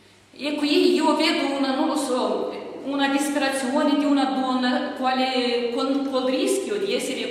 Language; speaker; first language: Italian; non-native, fluent; Romanian